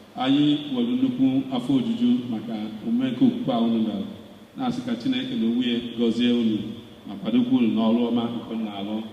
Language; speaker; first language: Igbo; native; Igbo